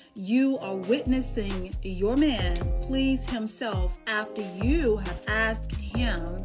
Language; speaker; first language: English; native; English